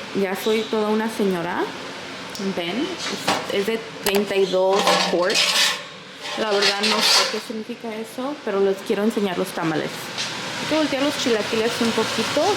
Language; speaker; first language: Spanish; early bilingual, other home language; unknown